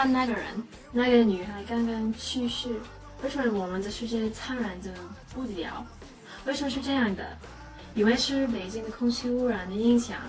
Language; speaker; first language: Chinese; non-native, learner; English